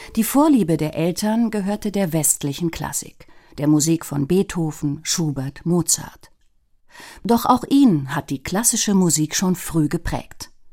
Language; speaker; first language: German; native; German